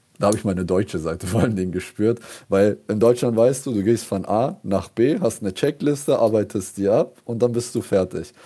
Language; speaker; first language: German; early bilingual, other home language; Kurdish